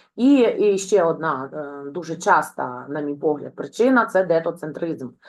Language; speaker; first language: Ukrainian; non-native, local second language; Russian